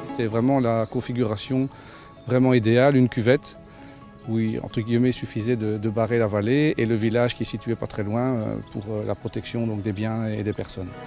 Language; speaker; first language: French; native; French